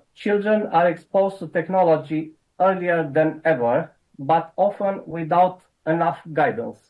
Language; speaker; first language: English; non-native, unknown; Romanian